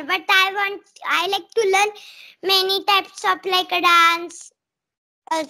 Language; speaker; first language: English; non-native, learner; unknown